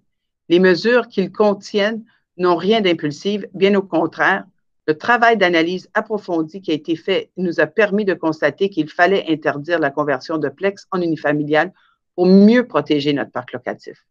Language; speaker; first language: French; native; French